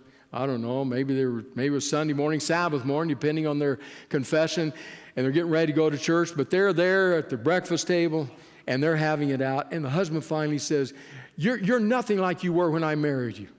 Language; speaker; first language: English; native; English